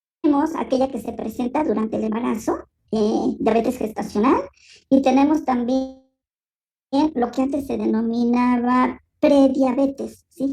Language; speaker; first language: Spanish; native; Spanish